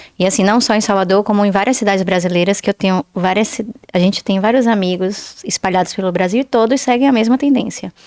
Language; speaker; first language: Portuguese; native; Portuguese